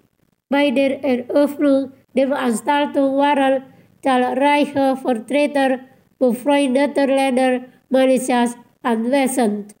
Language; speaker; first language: German; non-native, fluent; Indonesian